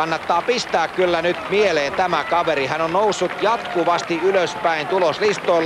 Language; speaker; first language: Finnish; native; Finnish